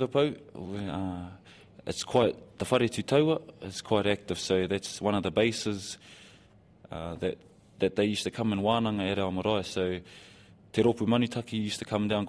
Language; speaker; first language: English; native; English